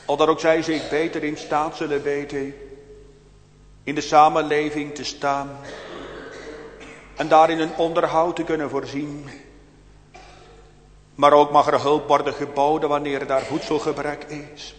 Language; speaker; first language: Dutch; native; Dutch